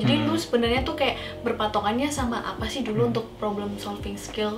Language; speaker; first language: Indonesian; native; Indonesian